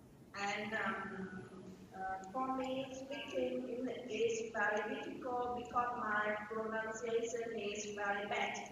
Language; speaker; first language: English; non-native, learner; Vietnamese